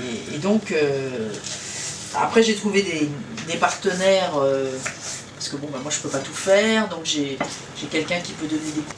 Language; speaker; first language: French; native; French